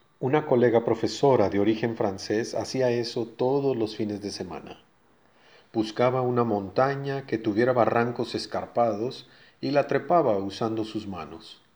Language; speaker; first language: Spanish; native; Spanish